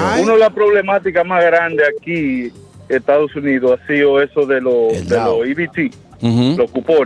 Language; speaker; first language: Spanish; native; Spanish